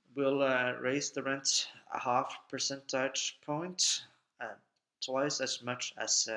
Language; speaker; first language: English; non-native, fluent; Norwegian